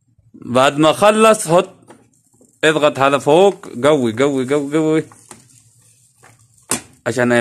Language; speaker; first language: Arabic; non-native, learner; Urdu